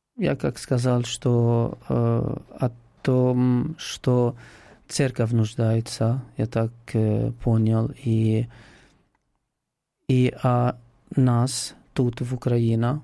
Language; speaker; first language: Russian; non-native, fluent; Arabic